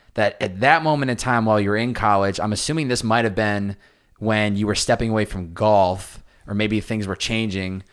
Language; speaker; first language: English; native; English